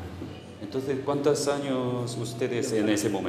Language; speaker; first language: Spanish; non-native, learner; Korean